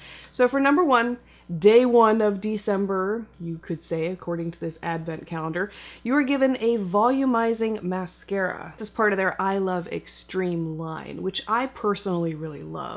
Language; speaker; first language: English; native; English